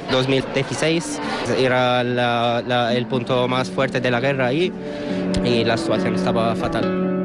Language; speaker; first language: Spanish; non-native, fluent; Arabic